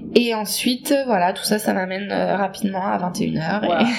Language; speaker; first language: French; native; French